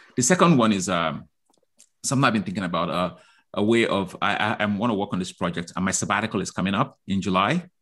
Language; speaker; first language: English; non-native, local second language; Igbo